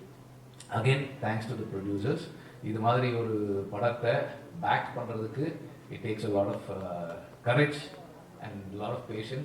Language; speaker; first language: Tamil; native; Tamil